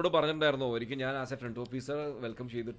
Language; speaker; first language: Malayalam; native; Malayalam